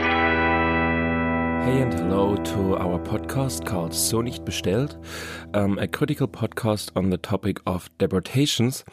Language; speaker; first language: English; non-native, fluent; German